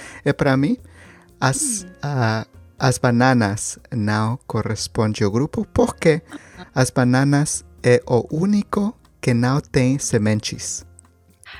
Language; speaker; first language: Portuguese; non-native, learner; Spanish